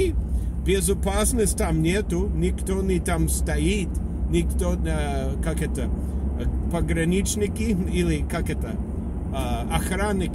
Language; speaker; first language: Russian; non-native, learner; English